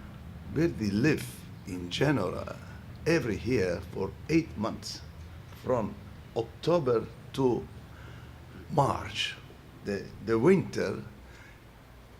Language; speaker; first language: English; non-native, fluent; Italian